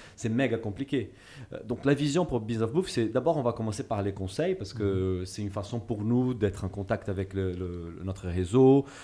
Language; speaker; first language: French; non-native, fluent; Portuguese